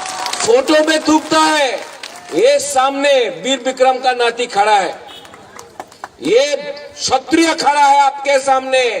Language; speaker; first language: Hindi; non-native, local second language; Kok Borok